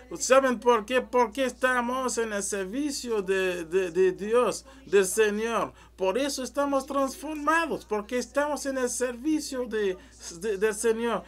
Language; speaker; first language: Spanish; non-native, learner; French